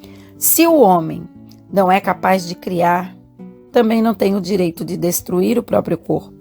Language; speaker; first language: Portuguese; native; Portuguese